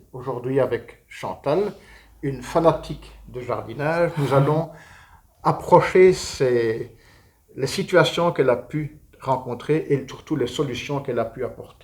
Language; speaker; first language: French; native; French